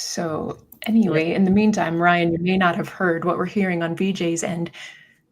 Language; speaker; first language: English; native; English